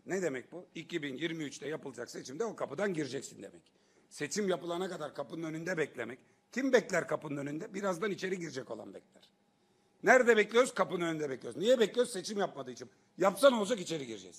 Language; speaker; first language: Turkish; native; Turkish